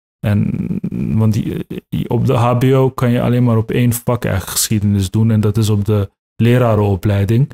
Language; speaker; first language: Dutch; early bilingual, other home language; Turkish